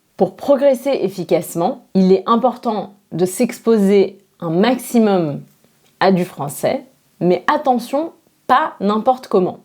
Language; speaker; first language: French; native; French